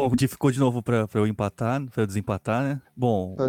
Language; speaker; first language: Portuguese; native; Portuguese